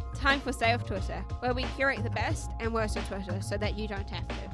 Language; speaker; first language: English; native; English